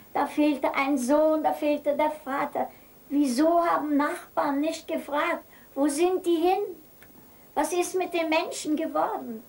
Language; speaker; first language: German; native; German